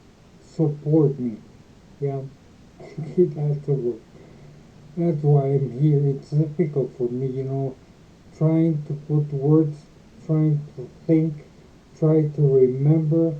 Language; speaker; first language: English; non-native, learner; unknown